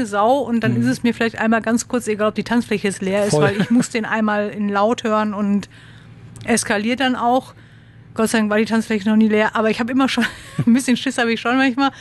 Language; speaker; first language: German; native; German